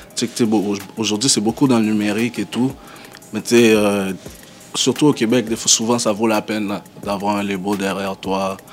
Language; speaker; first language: French; early bilingual, other home language; Haitian Creole